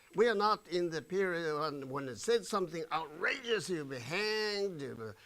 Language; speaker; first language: English; non-native, fluent; Japanese